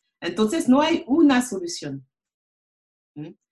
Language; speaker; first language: Spanish; non-native, learner; French